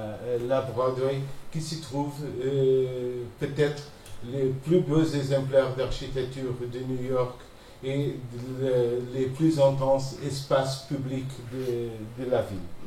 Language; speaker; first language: French; non-native, fluent; Portuguese